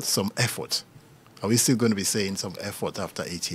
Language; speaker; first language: English; non-native, local second language; Yoruba